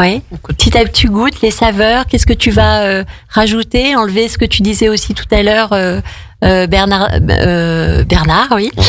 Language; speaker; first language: French; native; French